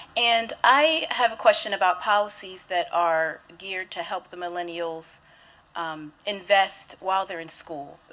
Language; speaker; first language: English; native; English